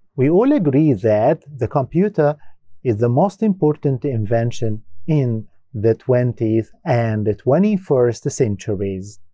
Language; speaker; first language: English; non-native, fluent; Arabic